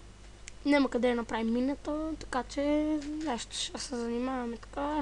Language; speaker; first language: Bulgarian; native; Bulgarian